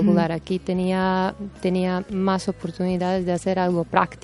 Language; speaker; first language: Spanish; non-native, fluent; Serbian